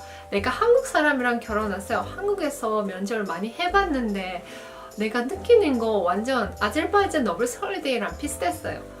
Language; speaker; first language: Korean; non-native, fluent; Azerbaijani